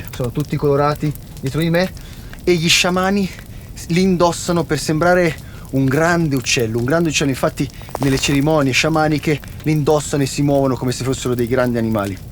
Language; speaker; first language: Italian; native; Italian